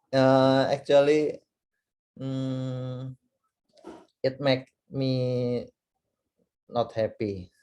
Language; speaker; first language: English; non-native, learner; Indonesian